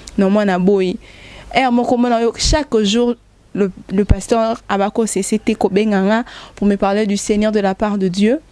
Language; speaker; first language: French; non-native, local second language; Lingala